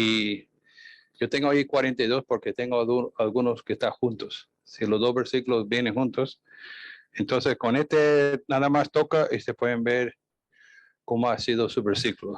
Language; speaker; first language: Spanish; non-native, fluent; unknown